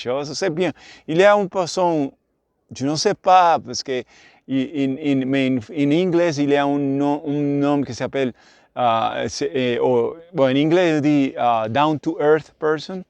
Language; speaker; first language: French; non-native, learner; Spanish